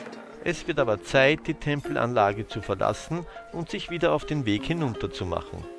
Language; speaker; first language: German; native; German